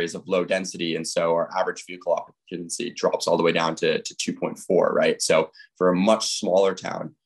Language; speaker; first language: English; native; English